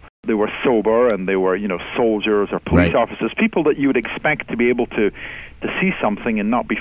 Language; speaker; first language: English; native; English